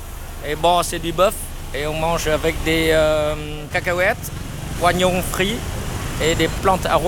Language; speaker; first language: French; non-native, fluent; Vietnamese